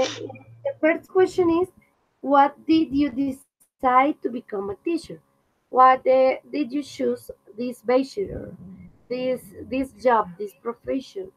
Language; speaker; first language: English; non-native, fluent; Spanish